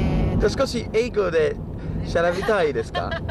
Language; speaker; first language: Japanese; non-native, learner; English